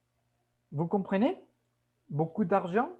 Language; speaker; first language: French; non-native, fluent; Spanish